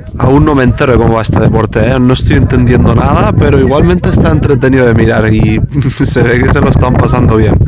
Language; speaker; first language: Spanish; native; Spanish